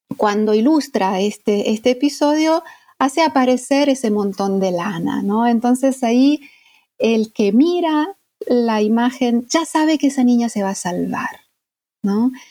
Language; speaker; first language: Spanish; non-native, fluent; Italian